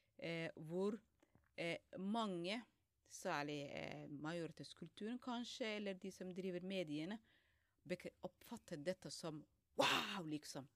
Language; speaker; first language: Norwegian; non-native, fluent; Somali